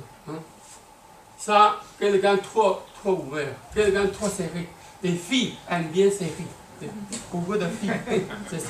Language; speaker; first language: French; non-native, learner; Chinese